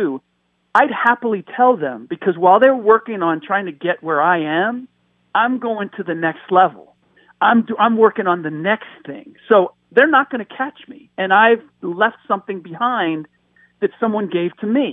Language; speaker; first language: English; early bilingual, other home language; German